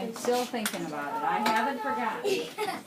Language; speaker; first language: English; native; English